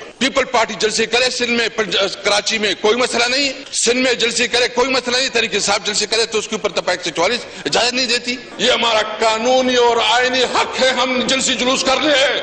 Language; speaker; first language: Urdu; non-native, local second language; Pashto